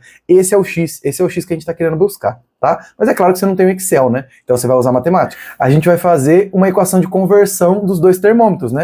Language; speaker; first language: Portuguese; native; Portuguese